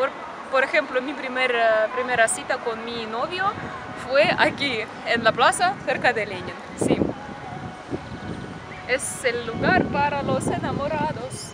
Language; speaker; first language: Spanish; non-native, fluent; Russian